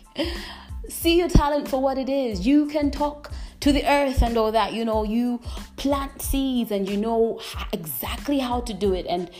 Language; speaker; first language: English; non-native, local second language; Nyanja